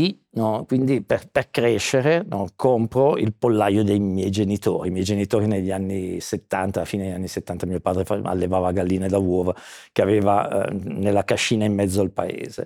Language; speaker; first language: Italian; native; Italian